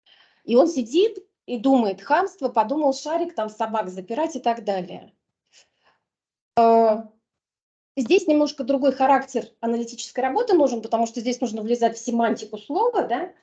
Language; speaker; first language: Russian; native; Russian